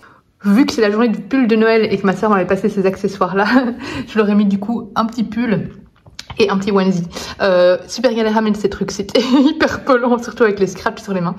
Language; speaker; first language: French; native; French